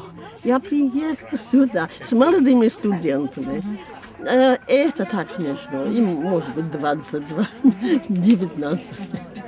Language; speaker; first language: Russian; non-native, fluent; English